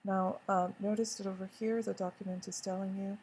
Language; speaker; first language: English; native; English